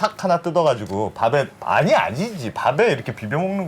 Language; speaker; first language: Korean; native; Korean